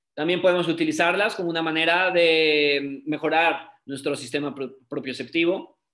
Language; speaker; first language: Spanish; native; Spanish